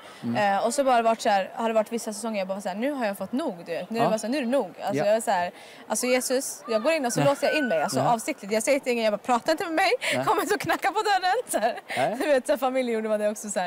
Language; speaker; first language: Swedish; native; Swedish